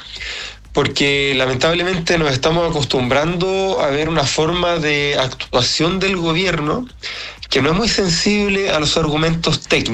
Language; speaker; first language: Spanish; native; Spanish